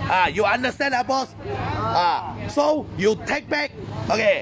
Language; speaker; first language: English; non-native, local second language; Chinese